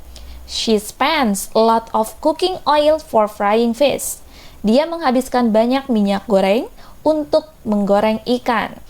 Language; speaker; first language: Indonesian; native; Indonesian